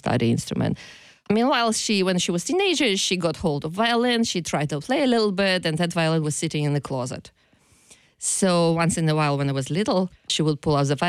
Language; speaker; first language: English; non-native, fluent; Ukrainian